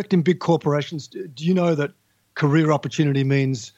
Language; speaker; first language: English; native; English